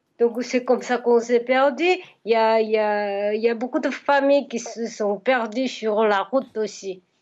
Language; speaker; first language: French; non-native, fluent; Korean